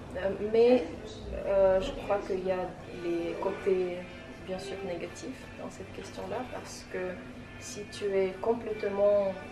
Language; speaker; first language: French; non-native, fluent; Tajik